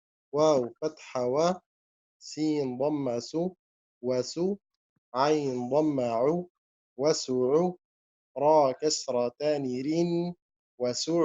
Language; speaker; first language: Arabic; non-native, learner; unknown